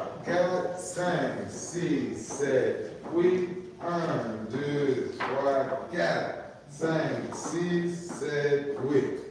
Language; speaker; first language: French; non-native, learner; Portuguese